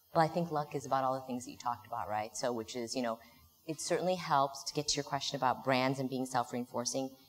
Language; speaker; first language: English; native; English